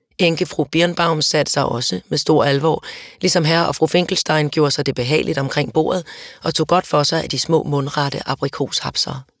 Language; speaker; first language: Danish; native; Danish